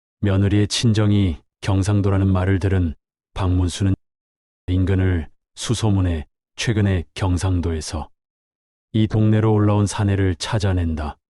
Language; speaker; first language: Korean; native; Korean